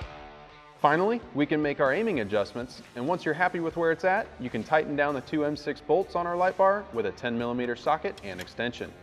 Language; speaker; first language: English; native; English